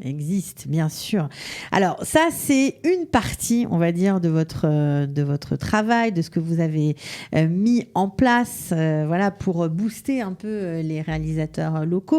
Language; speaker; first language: French; native; French